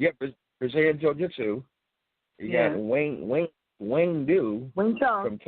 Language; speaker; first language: English; native; English